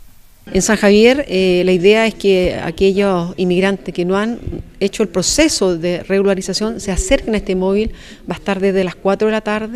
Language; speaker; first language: Spanish; native; Spanish